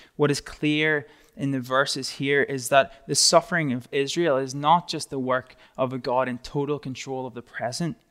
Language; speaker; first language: English; native; English